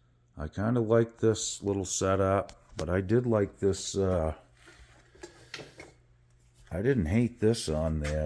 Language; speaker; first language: English; native; English